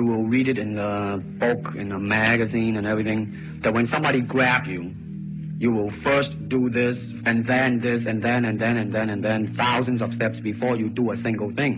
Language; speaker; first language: English; non-native, local second language; Cantonese